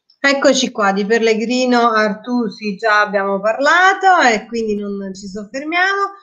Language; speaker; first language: Italian; native; Italian